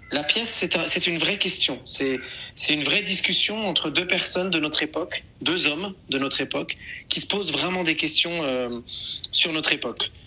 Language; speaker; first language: French; native; French